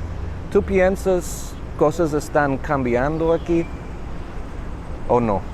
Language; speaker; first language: Spanish; non-native, learner; English